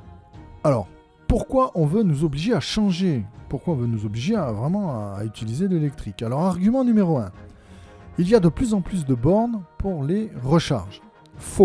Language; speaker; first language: French; native; French